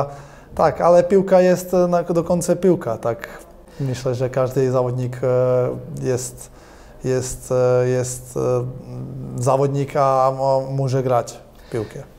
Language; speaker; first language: Polish; non-native, learner; Croatian